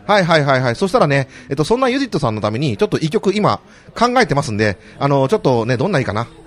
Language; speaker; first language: Japanese; native; Japanese